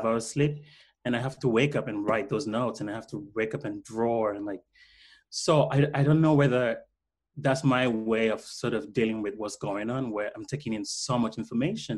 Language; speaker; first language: English; non-native, local second language; Krio